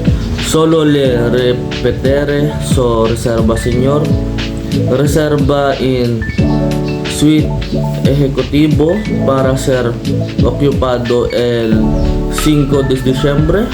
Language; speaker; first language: Spanish; non-native, learner; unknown